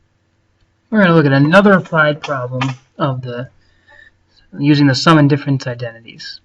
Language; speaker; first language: English; native; English